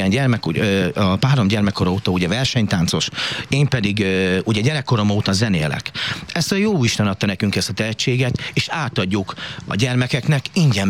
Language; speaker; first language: Hungarian; native; Hungarian